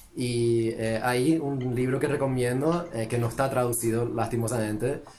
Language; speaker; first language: Spanish; early bilingual, heritage; Spanish